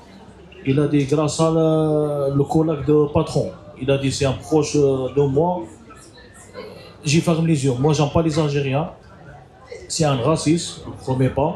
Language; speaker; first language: French; non-native, learner; Arabic